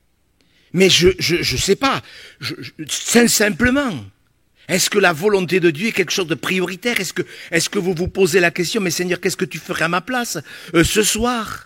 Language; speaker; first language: French; native; French